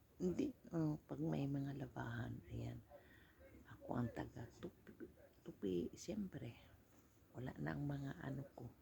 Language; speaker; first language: Filipino; non-native, local second language; Cebuano